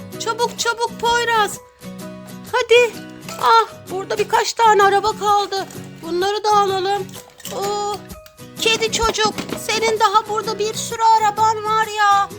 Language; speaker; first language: Turkish; native; Turkish